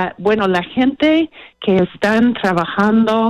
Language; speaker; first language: Spanish; non-native, fluent; English